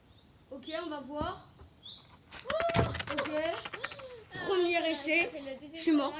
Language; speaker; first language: French; native; French